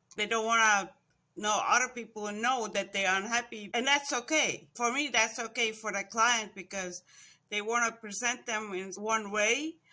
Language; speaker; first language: English; non-native, fluent; Estonian